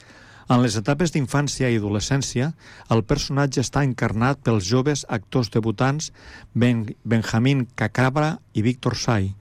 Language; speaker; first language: Catalan; native; Catalan